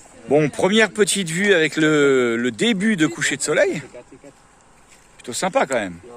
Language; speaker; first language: French; native; French